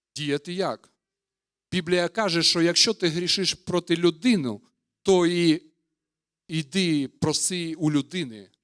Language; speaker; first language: Ukrainian; non-native, local second language; Russian